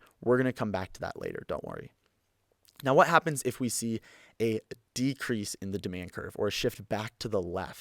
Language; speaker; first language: English; native; English